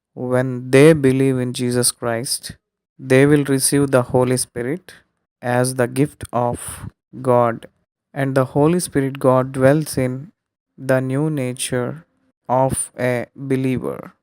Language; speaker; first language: English; non-native, local second language; Telugu